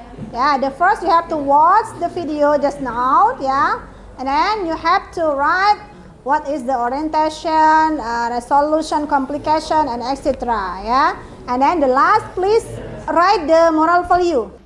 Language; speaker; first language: English; non-native, fluent; Indonesian